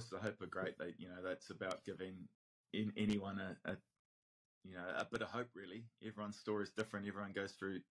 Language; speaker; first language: English; native; English